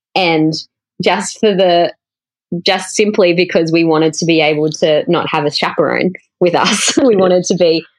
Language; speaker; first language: English; native; English